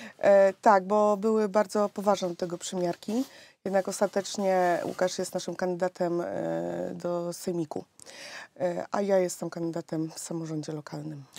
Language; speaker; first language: Polish; native; Polish